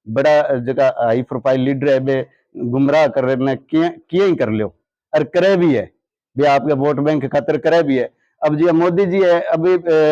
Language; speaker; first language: Hindi; native; Hindi